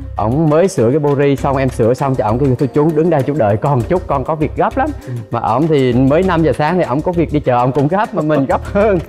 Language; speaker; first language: Vietnamese; native; Vietnamese